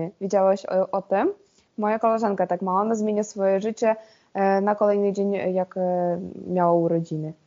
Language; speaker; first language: Polish; non-native, fluent; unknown